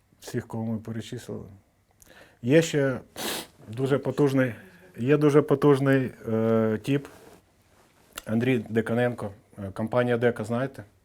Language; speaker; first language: Ukrainian; non-native, local second language; Russian